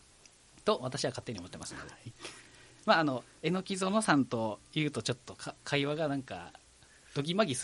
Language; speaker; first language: Japanese; native; Japanese